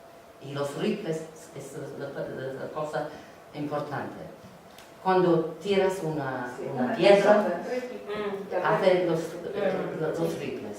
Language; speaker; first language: Spanish; non-native, learner; English